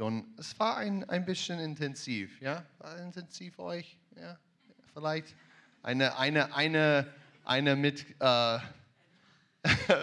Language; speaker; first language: German; non-native, learner; English